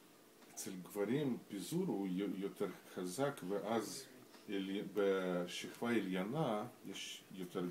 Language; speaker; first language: Hebrew; non-native, fluent; Russian